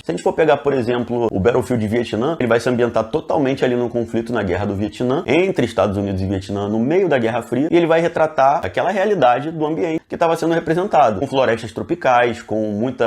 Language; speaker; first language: Portuguese; native; Portuguese